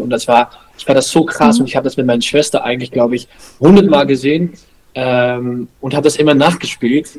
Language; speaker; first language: German; non-native, learner; Dutch